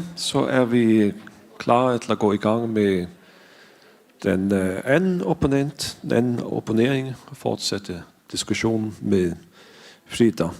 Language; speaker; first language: Danish; non-native, fluent; Faroese